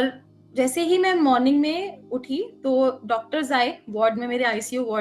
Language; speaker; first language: Hindi; native; Hindi